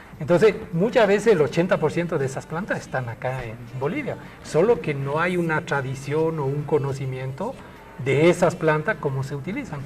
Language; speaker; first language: Spanish; early bilingual, other home language; French